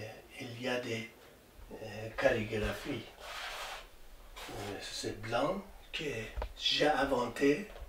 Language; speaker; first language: French; non-native, learner; Persian